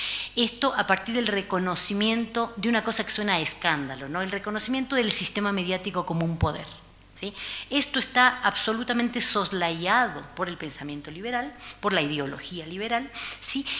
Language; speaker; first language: Spanish; native; Spanish